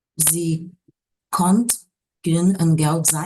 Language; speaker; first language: German; non-native, learner; Portuguese